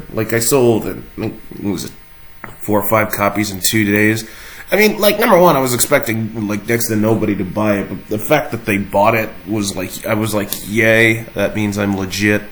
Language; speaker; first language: English; native; English